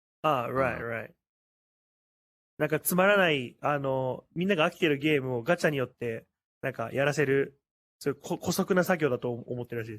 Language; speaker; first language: Japanese; native; Japanese